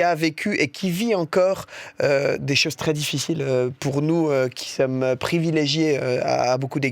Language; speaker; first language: French; native; French